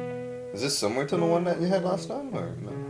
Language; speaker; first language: English; native; English